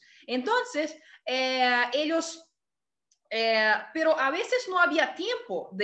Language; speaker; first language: Spanish; non-native, fluent; Portuguese